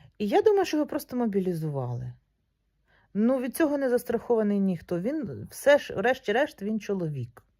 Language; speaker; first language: Ukrainian; non-native, local second language; Russian